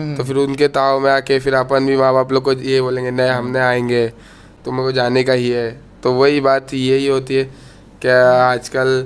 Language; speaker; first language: Hindi; non-native, local second language; Urdu